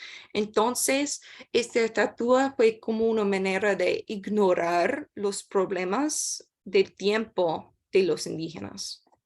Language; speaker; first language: Spanish; non-native, learner; English